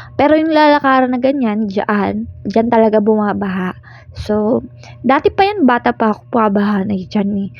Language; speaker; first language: Filipino; non-native, local second language; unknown